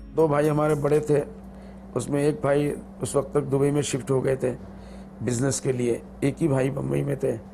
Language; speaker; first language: Hindi; non-native, local second language; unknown